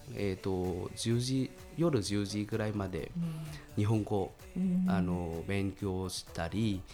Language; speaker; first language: Japanese; non-native, fluent; Vietnamese